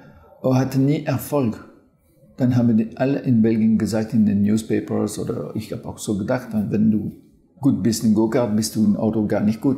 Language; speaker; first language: German; non-native, fluent; French